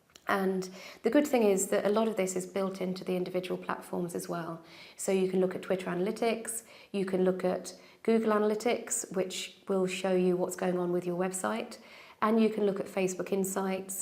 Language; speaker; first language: English; native; English